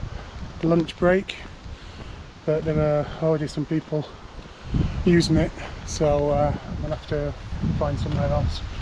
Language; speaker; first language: English; native; English